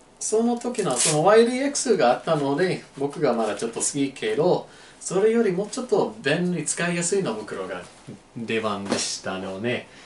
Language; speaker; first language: Japanese; non-native, learner; English